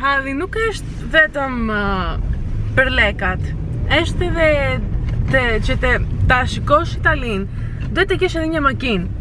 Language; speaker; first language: Albanian; early bilingual, heritage; Albanian